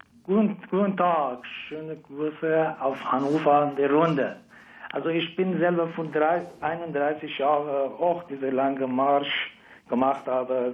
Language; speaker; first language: German; non-native, fluent; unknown